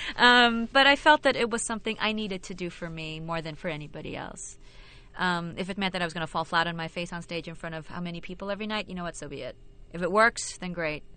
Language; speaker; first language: English; non-native, local second language; Filipino